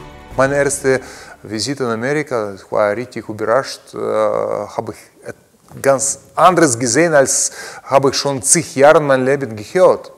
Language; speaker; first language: German; non-native, learner; Russian